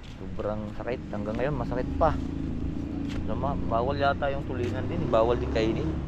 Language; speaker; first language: Filipino; native; Filipino